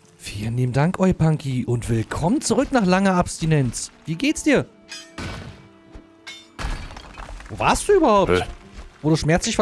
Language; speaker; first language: German; native; German